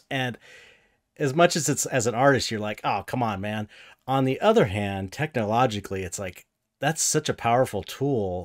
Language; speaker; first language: English; native; English